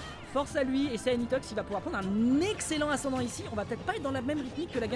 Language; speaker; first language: French; native; French